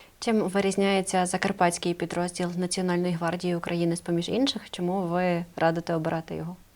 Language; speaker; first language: Ukrainian; native; Ukrainian